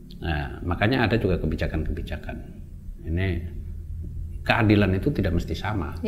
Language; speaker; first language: Indonesian; non-native, local second language; Javanese